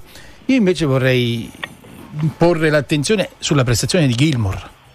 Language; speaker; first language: Italian; native; Italian